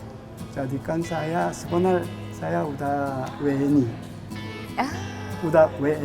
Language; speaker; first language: Indonesian; non-native, learner; Korean